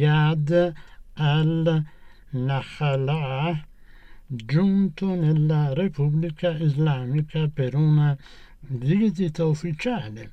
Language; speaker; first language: Italian; non-native, fluent; Persian